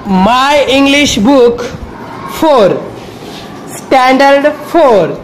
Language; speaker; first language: English; non-native, local second language; Marathi